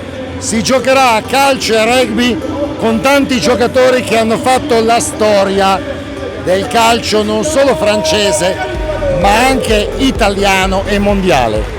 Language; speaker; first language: Italian; native; Italian